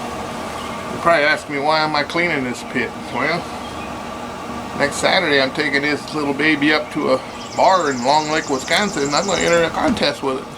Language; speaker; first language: English; native; English